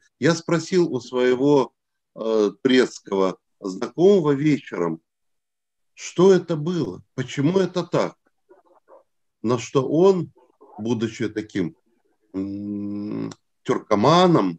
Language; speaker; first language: Russian; native; Russian